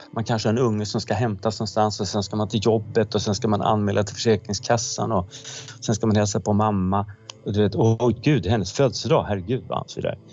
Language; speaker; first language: Swedish; native; Swedish